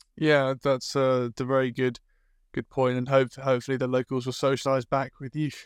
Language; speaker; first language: English; native; English